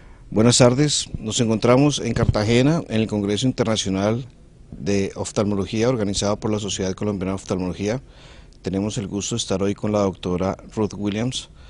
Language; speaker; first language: Spanish; native; Spanish